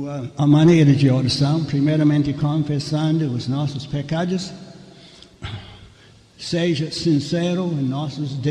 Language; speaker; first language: Portuguese; non-native, fluent; English